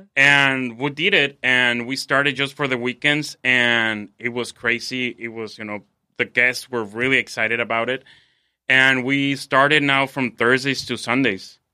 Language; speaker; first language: English; non-native, fluent; Spanish